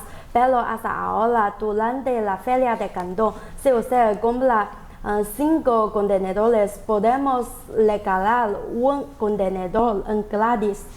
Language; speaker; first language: Spanish; non-native, learner; Chinese